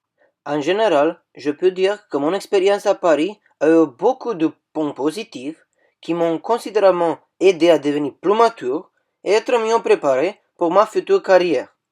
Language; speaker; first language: French; non-native, fluent; Romanian